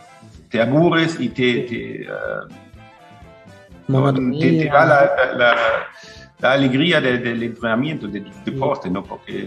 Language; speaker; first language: Spanish; non-native, fluent; German